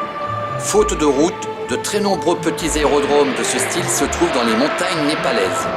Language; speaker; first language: French; native; French